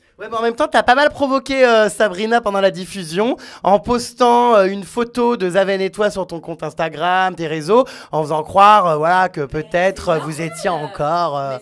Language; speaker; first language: French; native; French